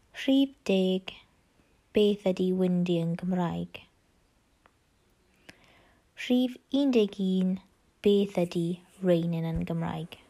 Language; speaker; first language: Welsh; non-native, learner; English